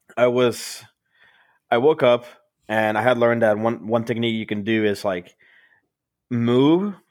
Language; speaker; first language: English; early bilingual, other home language; Spanish